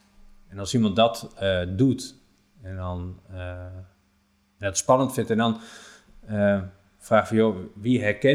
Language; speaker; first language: Dutch; native; Dutch